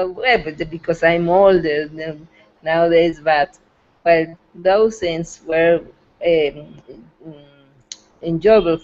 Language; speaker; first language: English; non-native, fluent; Spanish